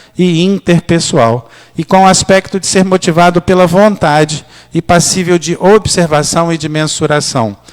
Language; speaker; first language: Portuguese; native; Portuguese